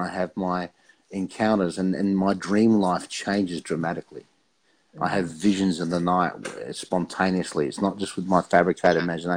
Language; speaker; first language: English; native; English